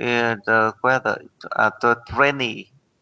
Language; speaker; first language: English; non-native, learner; Vietnamese